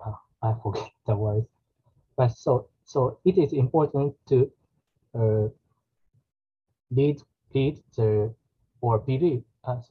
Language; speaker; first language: English; non-native, learner; Japanese